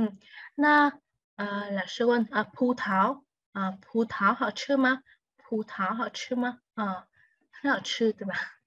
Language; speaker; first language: Chinese; non-native, fluent; Vietnamese